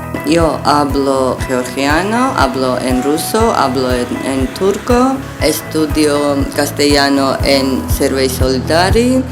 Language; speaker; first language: Spanish; non-native, learner; Georgian